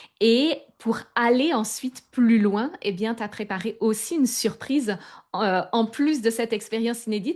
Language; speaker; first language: French; native; French